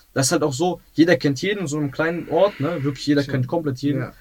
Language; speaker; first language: German; native; German